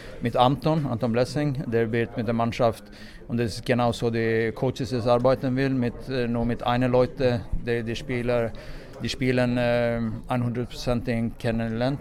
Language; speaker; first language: German; non-native, fluent; Swedish